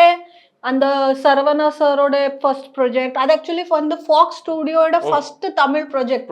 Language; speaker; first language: Tamil; non-native, learner; Malayalam